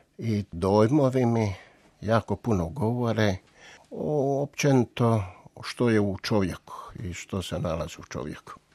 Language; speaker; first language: Croatian; native; Croatian